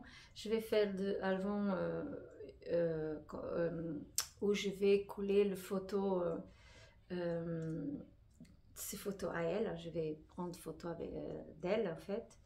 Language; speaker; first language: French; non-native, fluent; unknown